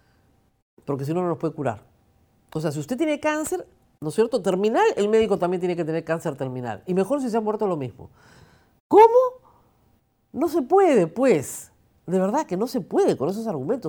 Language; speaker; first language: Spanish; native; Spanish